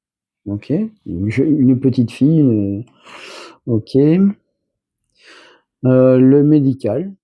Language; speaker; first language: French; native; French